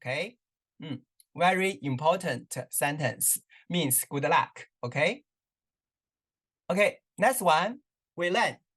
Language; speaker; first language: English; non-native, learner; Chinese